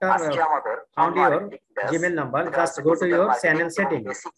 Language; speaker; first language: English; non-native, learner; Bangla